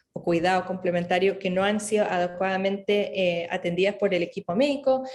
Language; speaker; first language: Spanish; early bilingual, other home language; English